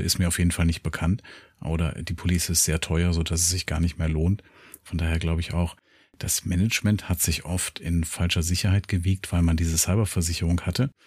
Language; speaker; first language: German; native; German